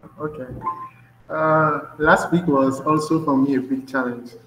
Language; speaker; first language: English; non-native, fluent; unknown